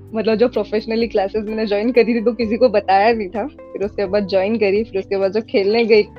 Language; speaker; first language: Hindi; native; Hindi